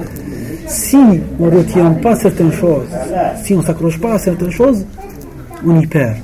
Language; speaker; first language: French; non-native, local second language; Arabic